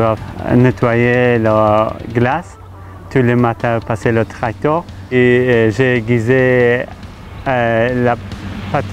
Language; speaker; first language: French; non-native, learner; Pashto